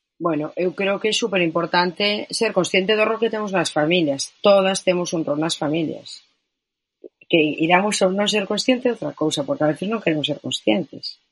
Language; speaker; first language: Galician; non-native, local second language; Spanish